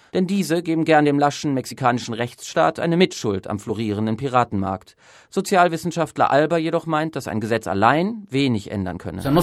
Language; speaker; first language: German; native; German